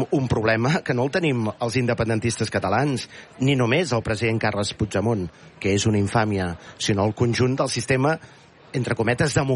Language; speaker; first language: Catalan; native; Catalan